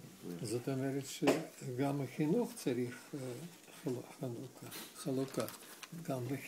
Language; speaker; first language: Hebrew; non-native, learner; Russian